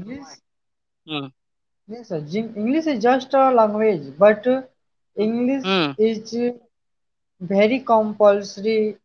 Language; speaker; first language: English; non-native, learner; Hindi